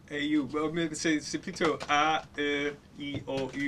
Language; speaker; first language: French; non-native, local second language; English